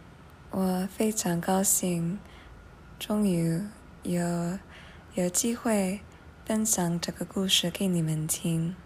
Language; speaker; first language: Chinese; non-native, fluent; English